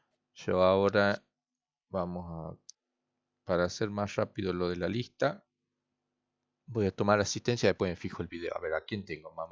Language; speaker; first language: Spanish; native; Spanish